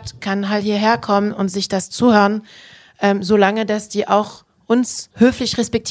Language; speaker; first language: German; non-native, fluent; French